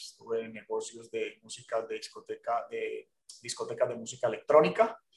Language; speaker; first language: Spanish; native; Spanish